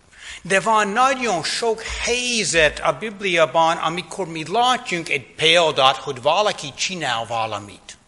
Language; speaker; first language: Hungarian; non-native, fluent; English